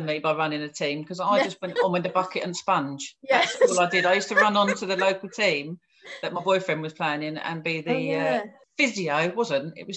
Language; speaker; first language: English; native; English